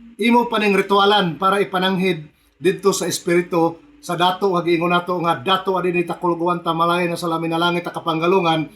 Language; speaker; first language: Cebuano; non-native, local second language; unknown